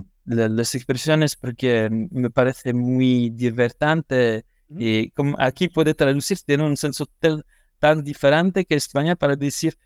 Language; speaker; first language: Spanish; non-native, learner; French